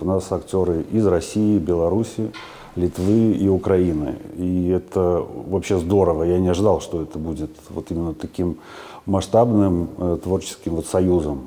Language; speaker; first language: Russian; native; Russian